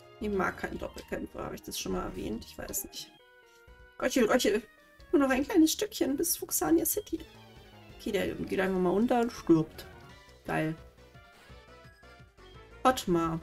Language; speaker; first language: German; native; German